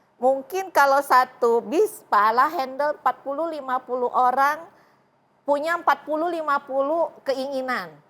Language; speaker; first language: Indonesian; native; Indonesian